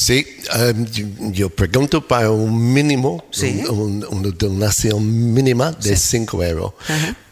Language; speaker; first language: Spanish; non-native, fluent; English